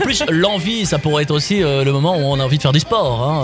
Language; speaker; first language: French; native; French